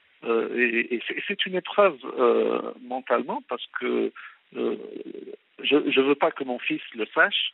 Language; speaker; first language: French; non-native, local second language; Arabic